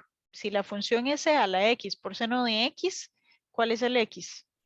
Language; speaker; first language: Spanish; native; Spanish